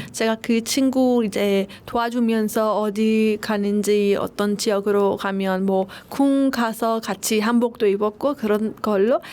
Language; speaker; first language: Korean; non-native, fluent; Persian